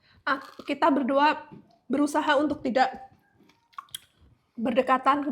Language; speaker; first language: Indonesian; native; Indonesian